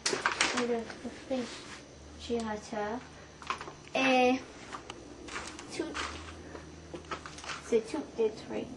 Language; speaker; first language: French; early bilingual, heritage; English